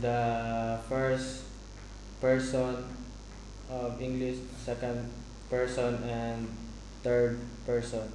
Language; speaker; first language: English; non-native, fluent; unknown